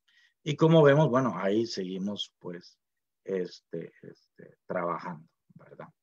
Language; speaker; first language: Spanish; native; Spanish